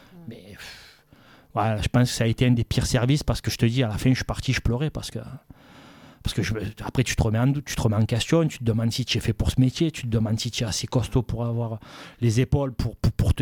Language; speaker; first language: French; native; French